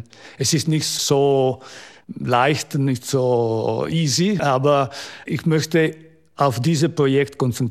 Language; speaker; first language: German; non-native, local second language; Italian